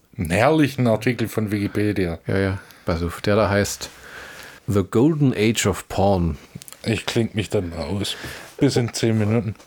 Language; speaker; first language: German; native; German